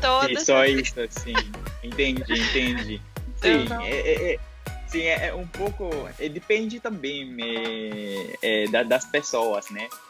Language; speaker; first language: Portuguese; non-native, learner; Spanish